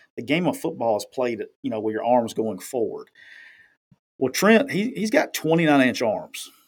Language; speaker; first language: English; native; English